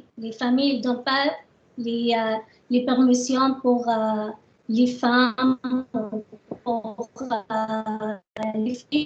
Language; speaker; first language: French; non-native, learner; Arabic